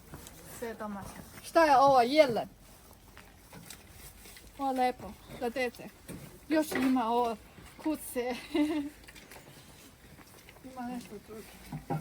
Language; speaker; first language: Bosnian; non-native, learner; Chinese